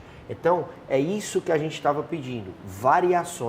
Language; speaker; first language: Portuguese; native; Portuguese